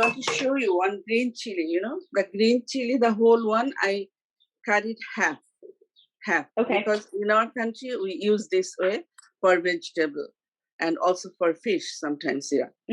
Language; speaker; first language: English; non-native, fluent; Bangla